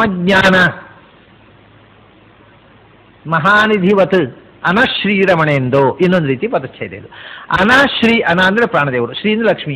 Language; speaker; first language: Kannada; native; Kannada